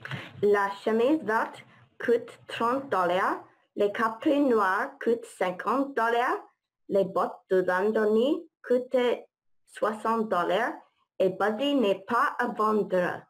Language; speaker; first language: French; non-native, learner; English